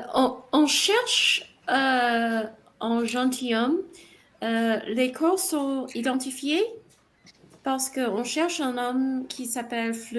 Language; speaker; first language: French; non-native, learner; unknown